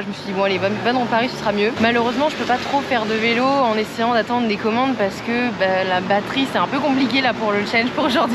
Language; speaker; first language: French; native; French